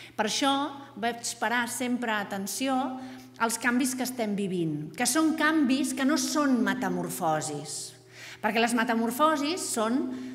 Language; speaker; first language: Catalan; native; Catalan